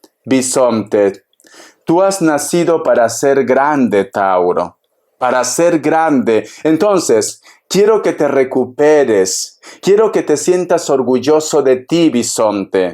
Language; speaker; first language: Spanish; native; Spanish